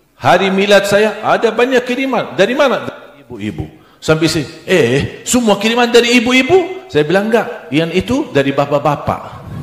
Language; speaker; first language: Indonesian; non-native, fluent; Arabic